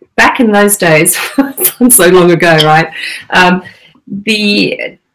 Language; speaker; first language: English; native; English